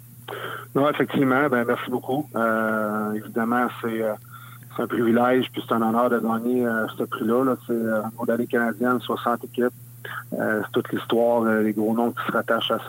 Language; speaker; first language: French; native; French